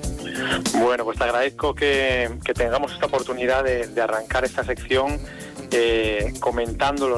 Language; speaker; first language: Spanish; native; Spanish